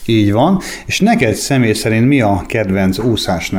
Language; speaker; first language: Hungarian; native; Hungarian